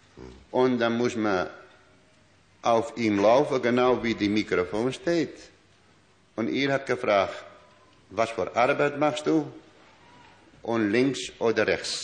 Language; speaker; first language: German; non-native, learner; Dutch